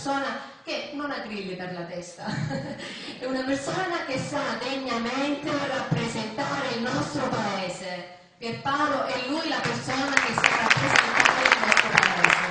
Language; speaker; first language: Italian; native; Italian